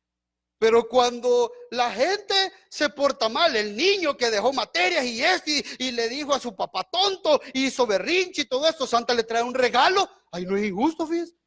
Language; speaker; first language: Spanish; native; Spanish